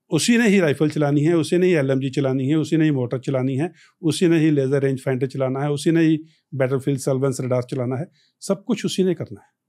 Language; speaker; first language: Hindi; non-native, local second language; Punjabi